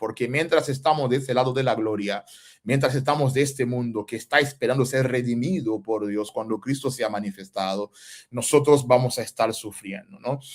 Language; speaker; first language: Spanish; non-native, fluent; Haitian Creole